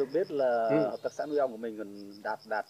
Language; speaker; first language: Vietnamese; native; Vietnamese